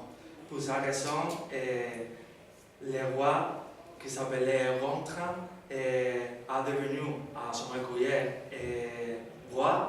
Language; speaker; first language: French; non-native, learner; Spanish